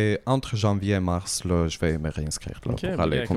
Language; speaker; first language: French; native; French